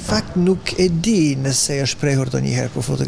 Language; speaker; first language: Albanian; non-native, fluent; English